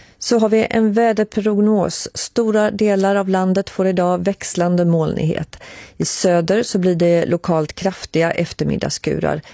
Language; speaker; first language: Swedish; native; Swedish